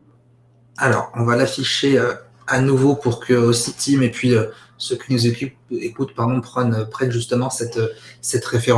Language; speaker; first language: French; native; French